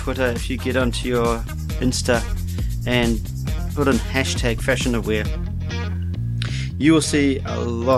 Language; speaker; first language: English; native; English